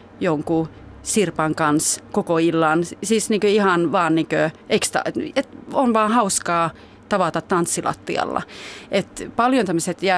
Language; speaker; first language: Finnish; early bilingual, heritage; Finnish